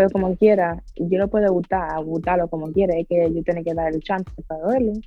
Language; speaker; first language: Spanish; early bilingual, heritage; English